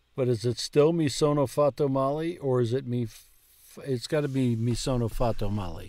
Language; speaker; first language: Italian; non-native, learner; English